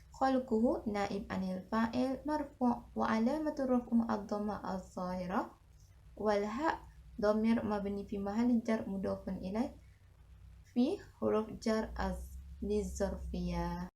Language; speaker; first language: Arabic; non-native, learner; Malay